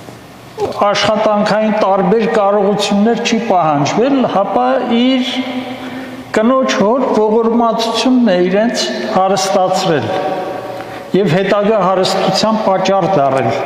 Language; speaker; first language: Armenian; native; Armenian